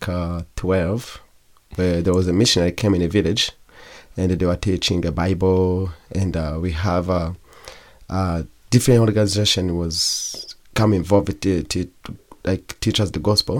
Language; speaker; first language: English; non-native, learner; Kinyarwanda